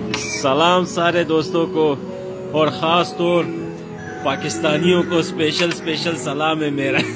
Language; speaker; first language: Hindi; non-native, fluent; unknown